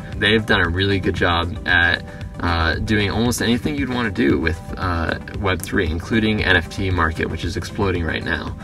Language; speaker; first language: English; native; English